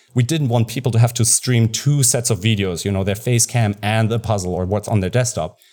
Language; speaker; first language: English; non-native, fluent; German